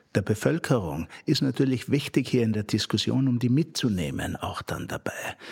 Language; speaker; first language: German; native; German